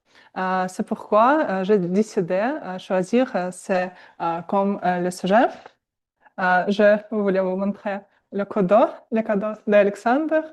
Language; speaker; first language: French; non-native, learner; Russian